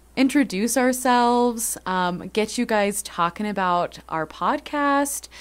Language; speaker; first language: English; native; English